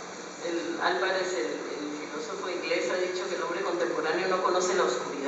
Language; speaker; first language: Spanish; native; Spanish